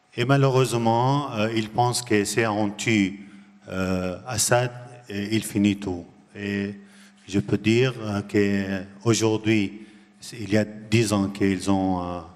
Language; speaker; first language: French; non-native, learner; Arabic